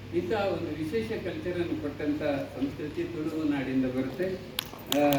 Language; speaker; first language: Kannada; non-native, local second language; Tulu